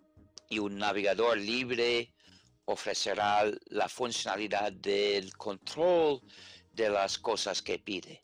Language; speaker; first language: Spanish; non-native, fluent; English